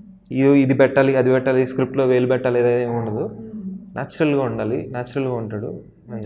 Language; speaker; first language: Telugu; native; Telugu